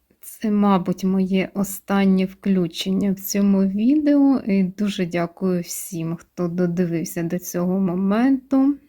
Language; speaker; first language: Ukrainian; non-native, local second language; Russian